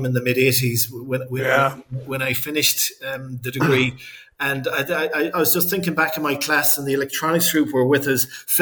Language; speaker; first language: English; native; English